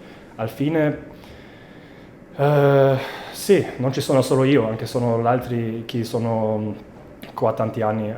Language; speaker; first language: Italian; non-native, fluent; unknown